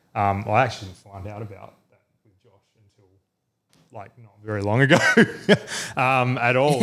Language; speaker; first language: English; native; English